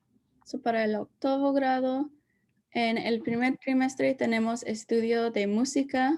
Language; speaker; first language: Spanish; early bilingual, heritage; Spanish